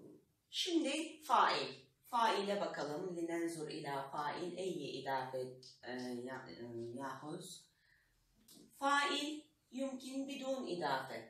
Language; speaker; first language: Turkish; non-native, fluent; Arabic